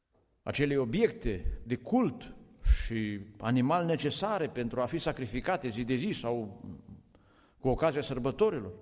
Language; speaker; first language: Romanian; native; Romanian